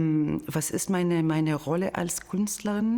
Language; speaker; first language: German; non-native, fluent; Arabic